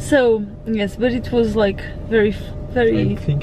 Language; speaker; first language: English; non-native, fluent; Portuguese